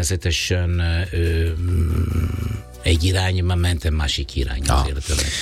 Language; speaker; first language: Hungarian; non-native, fluent; Italian